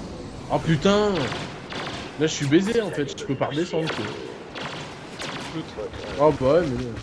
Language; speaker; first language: French; native; French